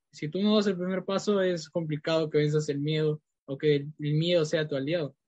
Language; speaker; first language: Spanish; native; Spanish